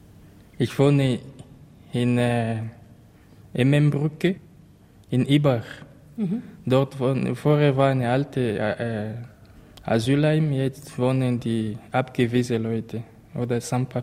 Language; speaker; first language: German; non-native, learner; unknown